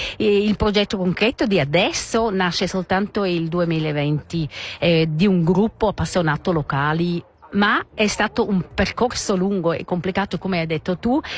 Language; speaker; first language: Italian; non-native, local second language; Romansh